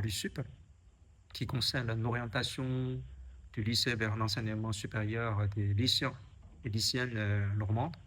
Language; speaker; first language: French; non-native, fluent; Chinese